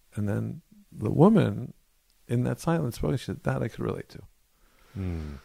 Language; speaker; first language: English; native; English